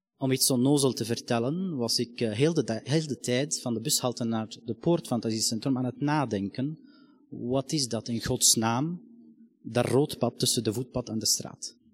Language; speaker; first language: Dutch; non-native, fluent; Arabic